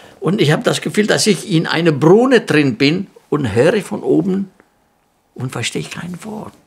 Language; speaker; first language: German; non-native, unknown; Greek